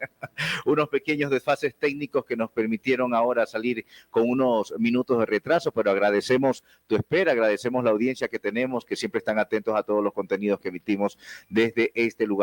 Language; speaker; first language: Spanish; native; Spanish